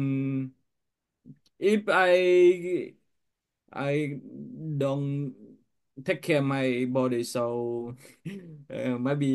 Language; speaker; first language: English; non-native, learner; Vietnamese